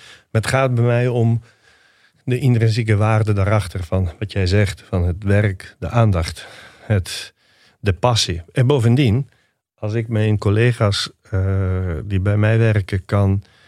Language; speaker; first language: Dutch; non-native, fluent; Italian